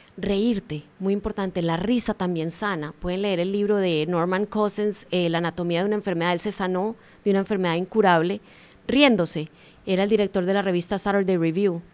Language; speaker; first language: Spanish; native; Spanish